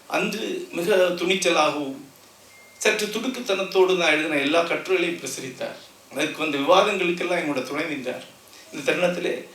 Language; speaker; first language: Tamil; non-native, local second language; Malayalam